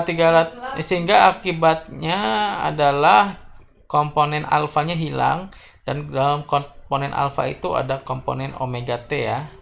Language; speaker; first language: Indonesian; native; Indonesian